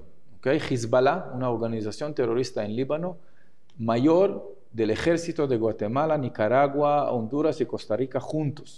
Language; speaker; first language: Spanish; non-native, fluent; Hebrew